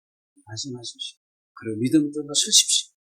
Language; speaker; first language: Korean; native; Korean